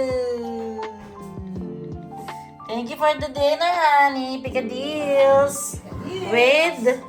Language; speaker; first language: English; non-native, local second language; Filipino